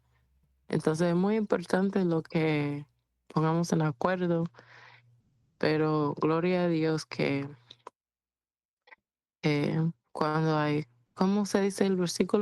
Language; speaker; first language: Spanish; non-native, fluent; English